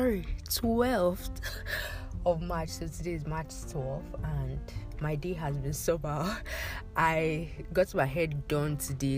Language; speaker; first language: English; non-native, local second language; Yoruba